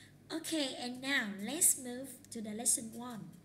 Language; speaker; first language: English; non-native, learner; Vietnamese